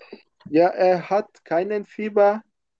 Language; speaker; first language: German; non-native, learner; Turkish